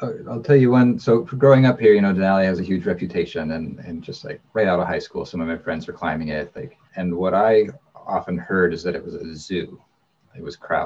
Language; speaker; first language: English; native; English